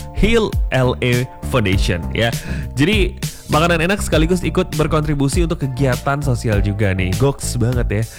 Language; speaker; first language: Indonesian; native; Indonesian